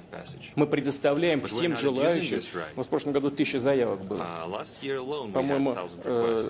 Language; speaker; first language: Russian; native; Russian